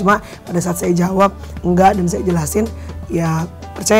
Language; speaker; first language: Indonesian; native; Indonesian